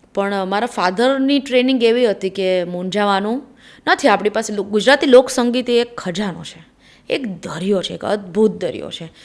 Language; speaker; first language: Gujarati; native; Gujarati